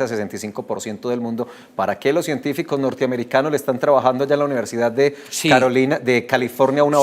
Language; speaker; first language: Spanish; native; Spanish